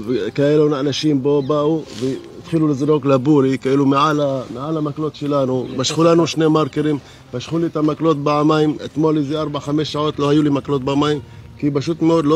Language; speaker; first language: Hebrew; non-native, local second language; Arabic